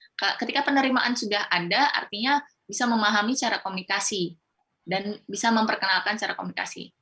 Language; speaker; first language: Indonesian; non-native, local second language; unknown